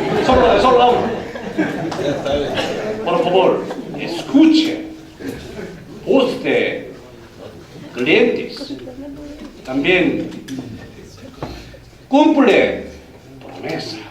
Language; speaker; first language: Spanish; non-native, learner; Korean